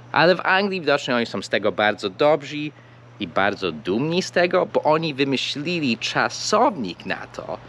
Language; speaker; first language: Polish; non-native, fluent; English